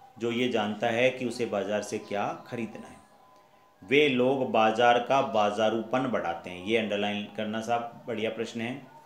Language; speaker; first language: Hindi; native; Hindi